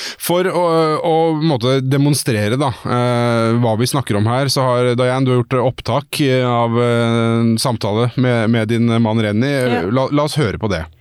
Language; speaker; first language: Norwegian; native; Norwegian